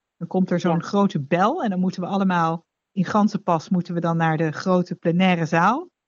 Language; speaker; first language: Dutch; native; Dutch